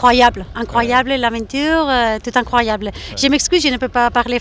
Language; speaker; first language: French; non-native, learner; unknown